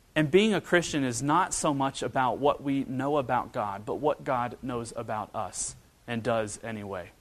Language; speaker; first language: English; native; English